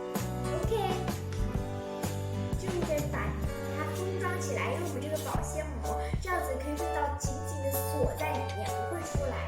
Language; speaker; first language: Chinese; early bilingual, heritage; Chinese